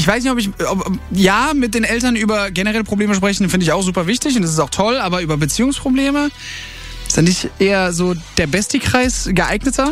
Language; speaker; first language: German; native; German